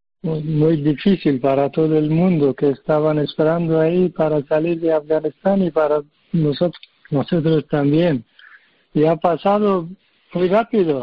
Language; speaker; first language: Spanish; non-native, learner; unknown